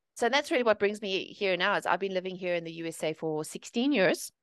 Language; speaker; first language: English; native; English